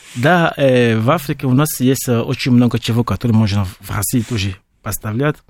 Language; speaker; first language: Russian; non-native, fluent; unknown